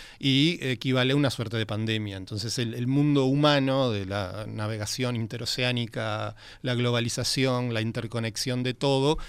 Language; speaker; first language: Spanish; native; Spanish